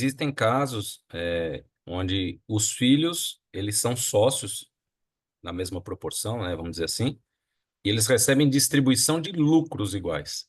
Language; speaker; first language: Portuguese; native; Portuguese